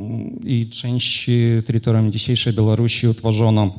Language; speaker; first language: Polish; non-native, fluent; Ukrainian